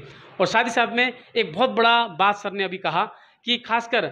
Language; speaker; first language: Hindi; native; Hindi